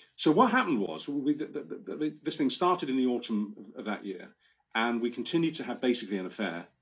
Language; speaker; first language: English; native; English